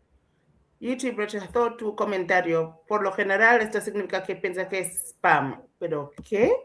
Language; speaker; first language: Spanish; non-native, fluent; English